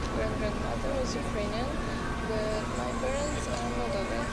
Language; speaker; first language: English; non-native, learner; Romanian